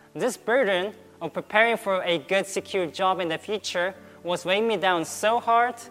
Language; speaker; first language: English; early bilingual, other home language; Korean